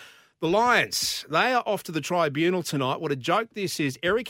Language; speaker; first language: English; native; English